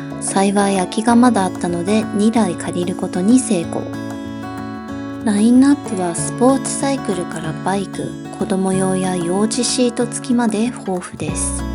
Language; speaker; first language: Japanese; native; Japanese